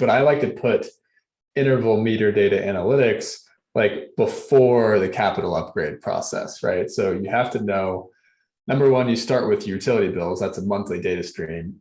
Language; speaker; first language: English; native; English